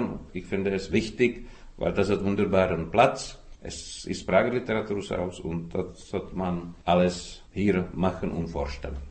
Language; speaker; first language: German; non-native, fluent; Czech